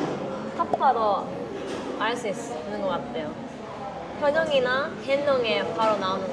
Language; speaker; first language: Korean; non-native, fluent; Japanese